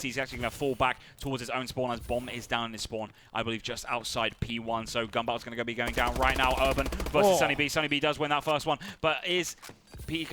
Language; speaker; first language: English; native; English